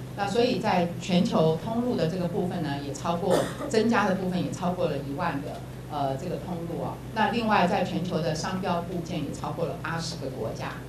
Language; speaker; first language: Chinese; native; Chinese